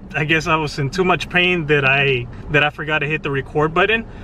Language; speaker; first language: English; early bilingual, other home language; Spanish